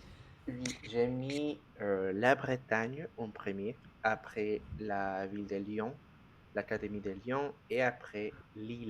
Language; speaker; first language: French; non-native, fluent; Spanish